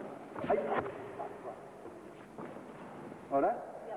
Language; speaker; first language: English; non-native, learner; Japanese